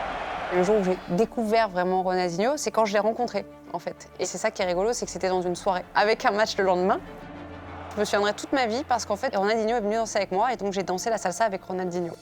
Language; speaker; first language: French; native; French